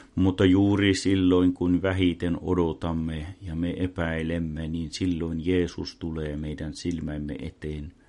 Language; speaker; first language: Finnish; non-native, local second language; Swedish